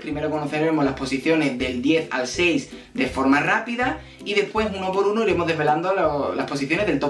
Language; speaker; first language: Spanish; native; Spanish